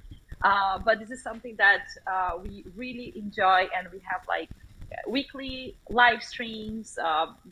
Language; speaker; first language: English; non-native, fluent; Portuguese